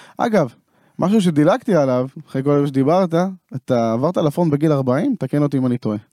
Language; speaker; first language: Hebrew; native; Hebrew